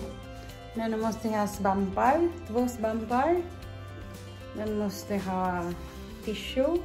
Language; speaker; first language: Swedish; non-native, learner; Cebuano